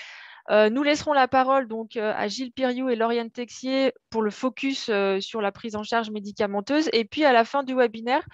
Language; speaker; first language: French; native; French